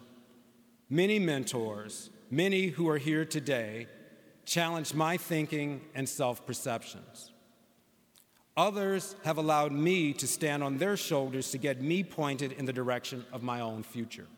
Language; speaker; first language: English; native; English